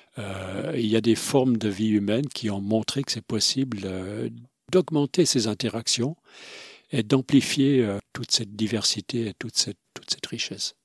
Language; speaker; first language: French; non-native, local second language; Swiss German